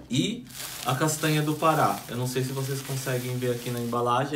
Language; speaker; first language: Portuguese; native; Portuguese